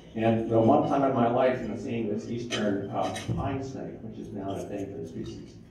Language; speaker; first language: English; native; English